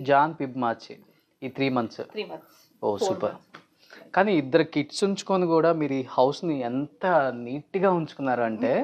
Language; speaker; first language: Telugu; native; Telugu